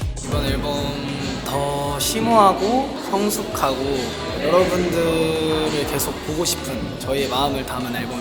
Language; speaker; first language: Korean; non-native, fluent; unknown